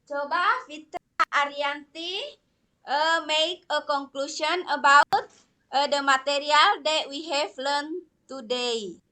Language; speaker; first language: English; non-native, learner; Indonesian